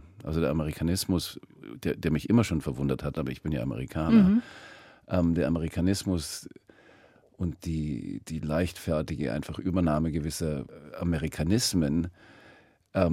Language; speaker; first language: German; early bilingual, heritage; German